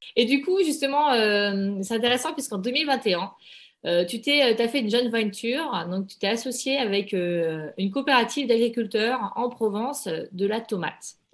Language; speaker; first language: French; native; French